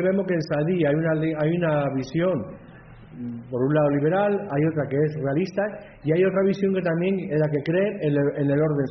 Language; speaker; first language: Spanish; native; Spanish